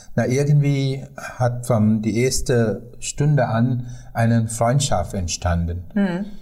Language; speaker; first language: German; non-native, fluent; Sinhala